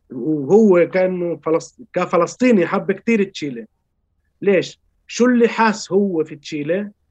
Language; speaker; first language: Arabic; early bilingual, heritage; Spanish